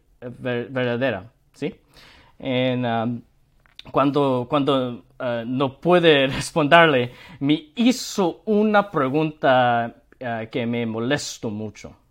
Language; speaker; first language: Spanish; non-native, learner; Korean